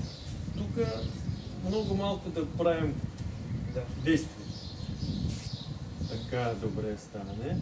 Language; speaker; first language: Bulgarian; non-native, learner; Russian